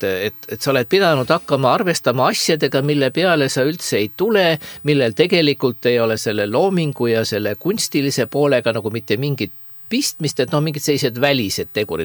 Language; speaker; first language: Estonian; native; Estonian